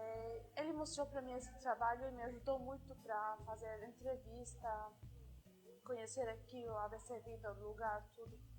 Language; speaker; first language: Portuguese; non-native, learner; Arabic